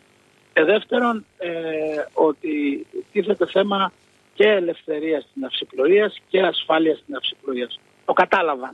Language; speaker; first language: Greek; native; Greek